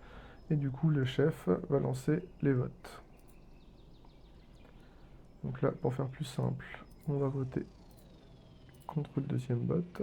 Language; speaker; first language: French; native; French